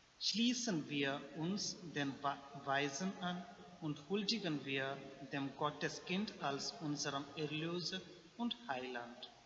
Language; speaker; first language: German; non-native, learner; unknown